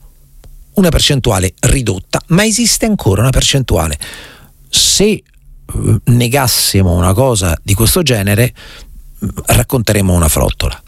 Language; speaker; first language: Italian; native; Italian